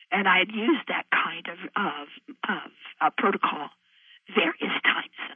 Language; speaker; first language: English; native; English